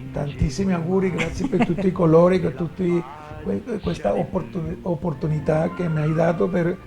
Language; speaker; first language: Italian; early bilingual, heritage; Italian